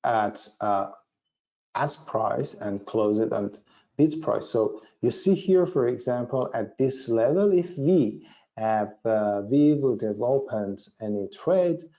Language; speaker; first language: English; non-native, fluent; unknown